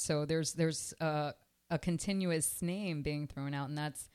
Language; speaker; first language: English; native; English